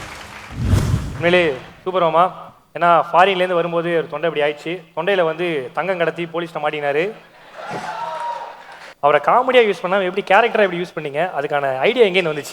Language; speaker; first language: Tamil; native; Tamil